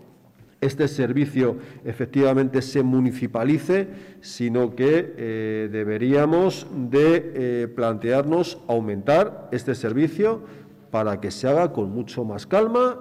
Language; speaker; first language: Spanish; native; Spanish